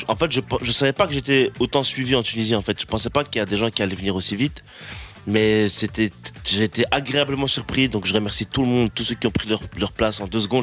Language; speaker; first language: French; native; French